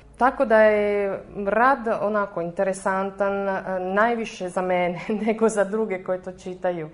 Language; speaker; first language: Serbian; non-native, fluent; Italian